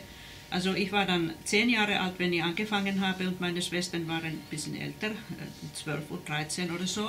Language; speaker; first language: German; non-native, fluent; Finnish